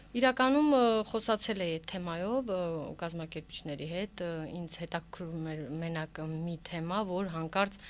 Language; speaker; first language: Armenian; early bilingual, heritage; Armenian